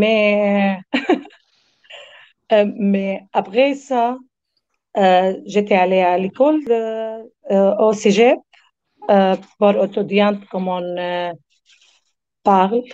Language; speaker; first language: French; non-native, learner; Arabic